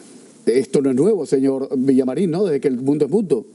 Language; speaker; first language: Spanish; native; Spanish